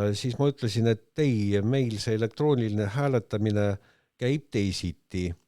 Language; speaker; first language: Estonian; non-native, local second language; Russian